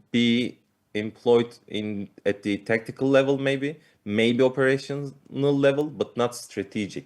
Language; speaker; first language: English; non-native, fluent; Turkish